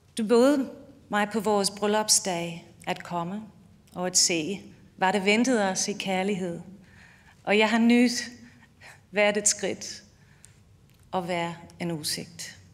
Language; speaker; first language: Danish; non-native, fluent; English